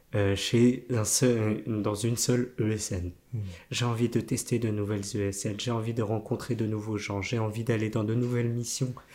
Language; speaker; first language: French; native; French